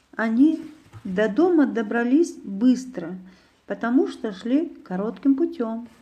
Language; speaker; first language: Russian; non-native, local second language; Kyrgyz